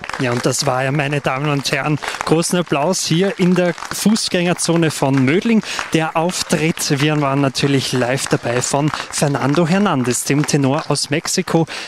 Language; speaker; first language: German; native; German